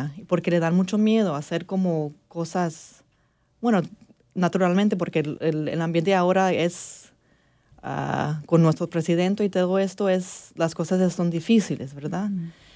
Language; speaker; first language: Spanish; early bilingual, heritage; English